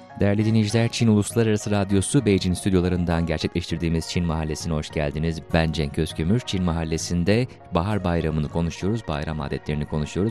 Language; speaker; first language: Turkish; native; Turkish